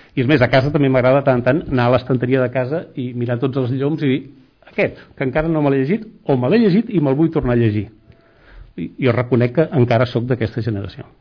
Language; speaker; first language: Catalan; native; Catalan